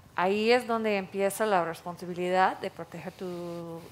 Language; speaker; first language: Spanish; non-native, fluent; English